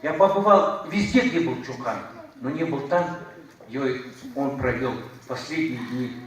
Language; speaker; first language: Russian; non-native, local second language; Uyghur